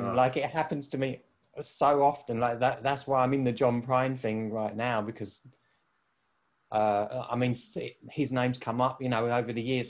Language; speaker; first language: English; native; English